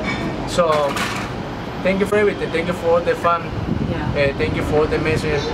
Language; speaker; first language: English; non-native, learner; Spanish